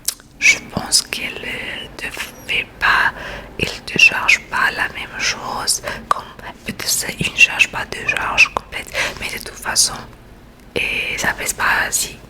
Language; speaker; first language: French; non-native, learner; Spanish